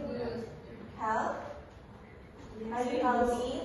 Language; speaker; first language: English; non-native, learner; Indonesian